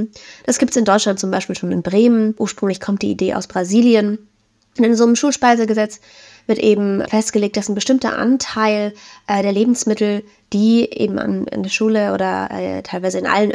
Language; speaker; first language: German; native; German